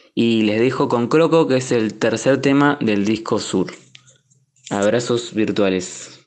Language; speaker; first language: Spanish; native; Spanish